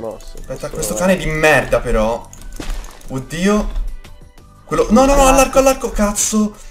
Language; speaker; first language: Italian; native; Italian